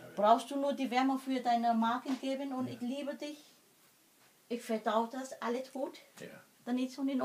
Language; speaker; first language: German; non-native, learner; Vietnamese